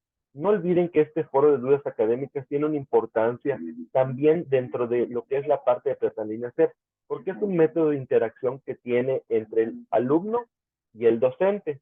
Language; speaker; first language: Spanish; native; Spanish